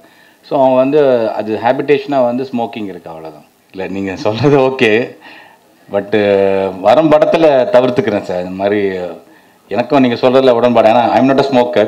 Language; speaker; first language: Tamil; native; Tamil